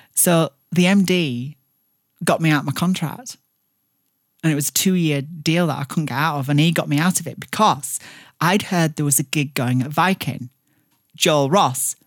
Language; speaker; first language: English; native; English